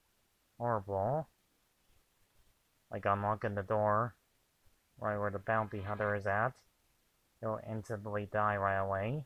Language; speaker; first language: English; native; English